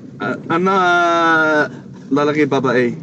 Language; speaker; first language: Filipino; non-native, learner; Chinese